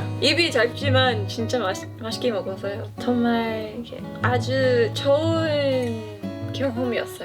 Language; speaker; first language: Korean; non-native, fluent; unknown